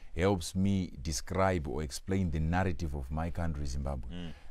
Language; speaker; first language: English; non-native, local second language; Shona